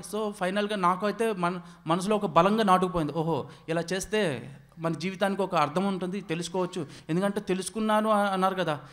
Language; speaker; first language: Telugu; non-native, local second language; Odia